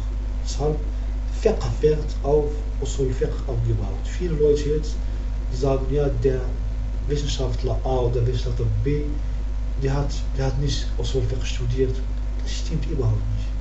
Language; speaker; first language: German; non-native, fluent; Arabic